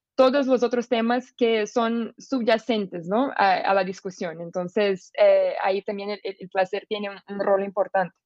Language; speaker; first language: Spanish; non-native, fluent; Portuguese